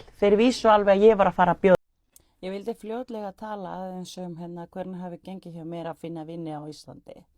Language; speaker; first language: Icelandic; non-native, fluent; Spanish